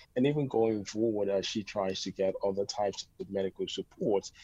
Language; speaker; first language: English; native; English